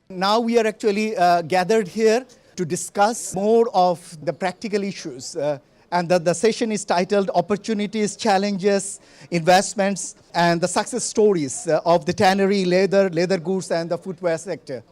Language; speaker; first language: English; non-native, local second language; Bangla